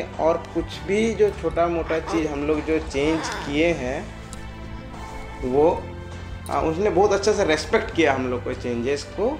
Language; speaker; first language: Hindi; non-native, local second language; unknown